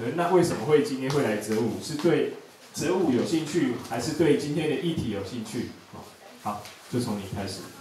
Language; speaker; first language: Chinese; native; Chinese